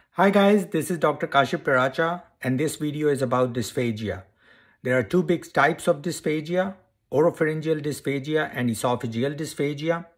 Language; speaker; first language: English; native; English